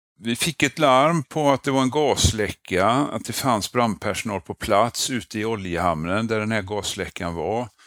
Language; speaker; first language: Swedish; native; Swedish